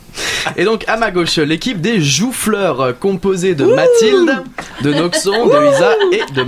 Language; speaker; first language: French; native; French